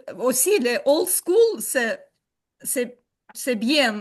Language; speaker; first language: French; non-native, learner; Ukrainian